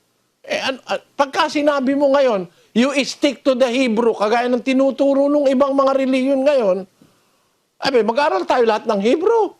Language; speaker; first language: Filipino; native; Filipino